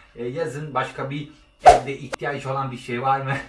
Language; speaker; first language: Turkish; non-native, learner; Italian